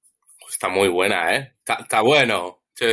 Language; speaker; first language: Spanish; native; Spanish